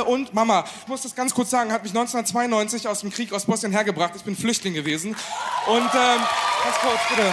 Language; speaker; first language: German; early bilingual, other home language; Bosnian